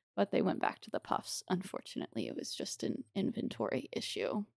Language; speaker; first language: English; native; English